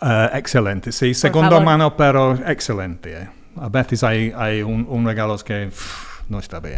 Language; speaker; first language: Spanish; non-native, learner; English